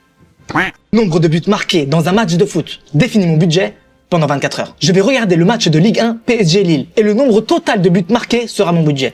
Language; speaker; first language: French; native; French